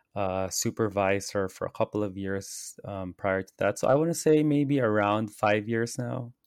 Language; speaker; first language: English; non-native, local second language; Filipino